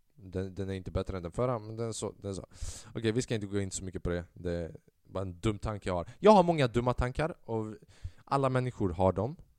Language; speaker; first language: Swedish; early bilingual, other home language; Albanian